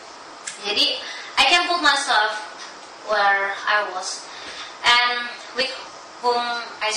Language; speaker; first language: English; non-native, learner; Indonesian